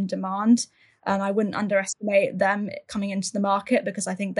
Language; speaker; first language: English; native; English